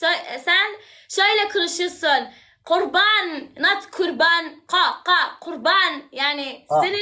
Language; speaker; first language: Turkish; non-native, learner; Arabic